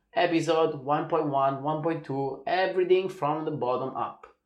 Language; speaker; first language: English; non-native, fluent; Italian